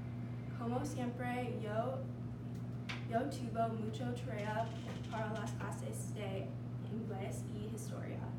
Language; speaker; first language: Spanish; non-native, learner; English